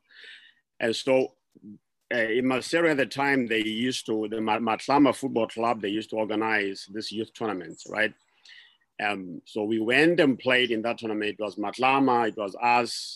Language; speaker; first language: English; non-native, local second language; Southern Sotho